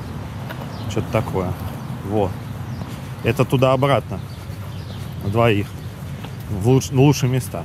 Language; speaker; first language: Russian; native; Russian